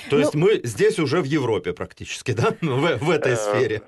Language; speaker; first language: Russian; native; Russian